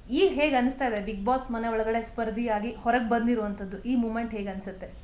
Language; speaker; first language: Kannada; native; Kannada